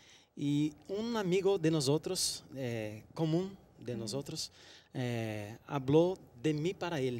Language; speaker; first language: Spanish; non-native, fluent; Portuguese